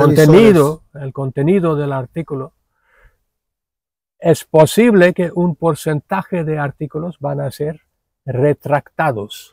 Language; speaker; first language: Spanish; non-native, fluent; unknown